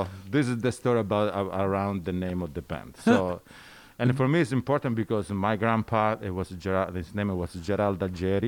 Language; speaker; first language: English; non-native, learner; Italian